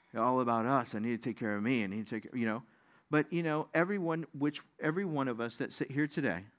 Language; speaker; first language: English; native; English